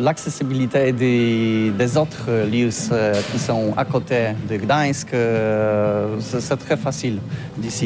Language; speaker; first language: French; non-native, learner; Polish